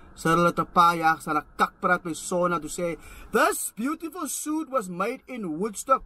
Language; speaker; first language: Afrikaans; early bilingual, heritage; Afrikaans